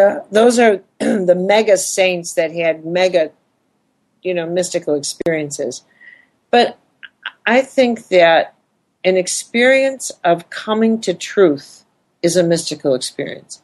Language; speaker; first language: English; native; English